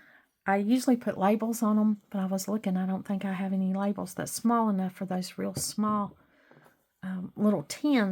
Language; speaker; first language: English; native; English